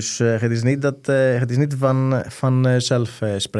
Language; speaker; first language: Dutch; non-native, fluent; Greek